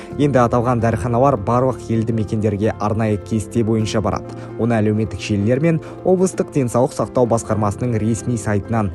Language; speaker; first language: Kazakh; native; Kazakh